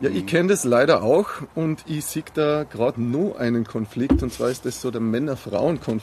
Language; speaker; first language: German; native; German